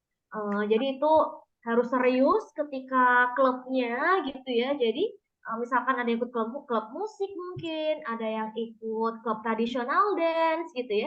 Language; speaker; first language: Indonesian; native; Indonesian